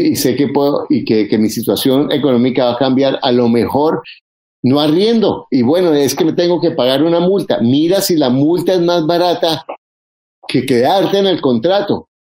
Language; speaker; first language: Spanish; native; Spanish